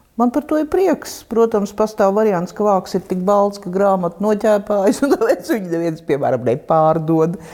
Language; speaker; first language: Latvian; non-native, local second language; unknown